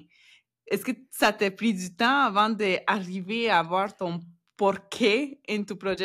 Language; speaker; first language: French; non-native, fluent; Spanish